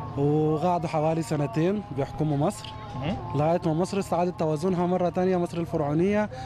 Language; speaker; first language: Egyptian Arabic; non-native, local second language; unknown